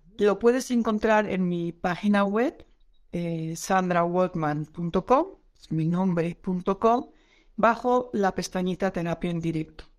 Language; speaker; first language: Spanish; non-native, fluent; Dutch